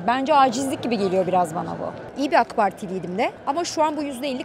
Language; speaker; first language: Turkish; native; Turkish